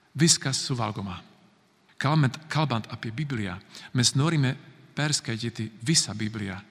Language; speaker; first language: Lithuanian; non-native, learner; Slovak